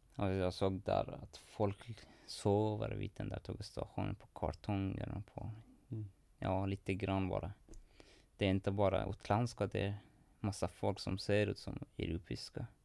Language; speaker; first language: Swedish; non-native, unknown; Persian